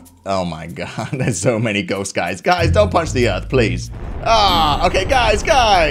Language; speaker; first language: English; native; English